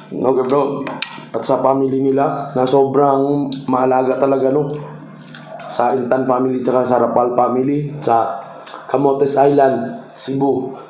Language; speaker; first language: Filipino; non-native, local second language; Cebuano